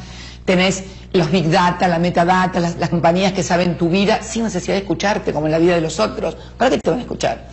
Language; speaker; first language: Spanish; native; Spanish